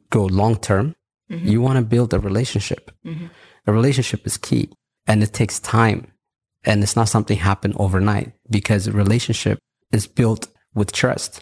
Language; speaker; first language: English; early bilingual, other home language; Amharic